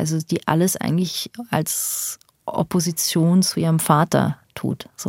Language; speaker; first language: German; early bilingual, other home language; Persian